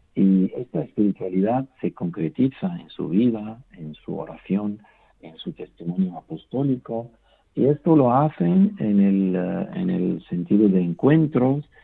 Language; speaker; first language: Spanish; non-native, fluent; Arabic